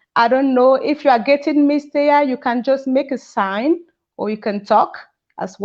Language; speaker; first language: English; non-native, local second language; French